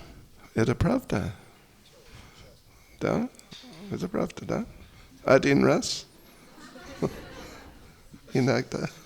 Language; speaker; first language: Russian; non-native, learner; English